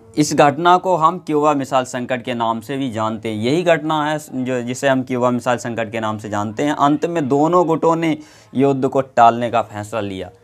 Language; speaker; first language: Hindi; native; Hindi